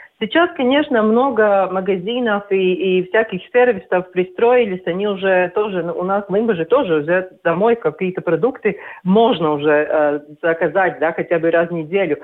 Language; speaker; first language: Russian; non-native, local second language; Latvian